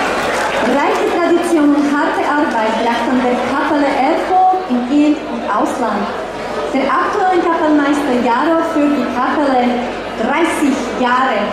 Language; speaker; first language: German; non-native, fluent; Slovak